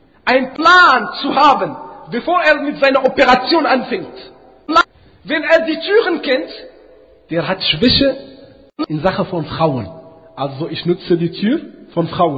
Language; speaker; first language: German; non-native, fluent; Arabic